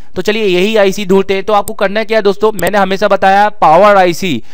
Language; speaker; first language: Hindi; native; Hindi